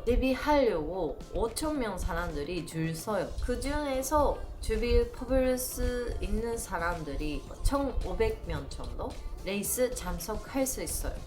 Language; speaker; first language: Korean; non-native, learner; Japanese